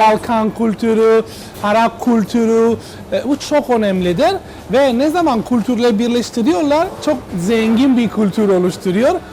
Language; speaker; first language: Turkish; non-native, learner; Italian